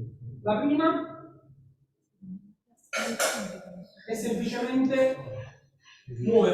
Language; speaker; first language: Italian; native; Italian